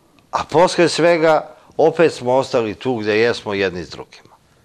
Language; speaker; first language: Serbian; native; Serbian